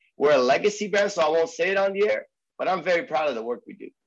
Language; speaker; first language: English; early bilingual, other home language; Persian